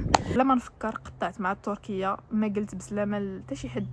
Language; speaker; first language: Arabic; native; Arabic